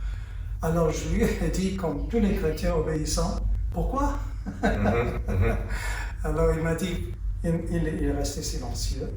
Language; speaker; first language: French; early bilingual, heritage; French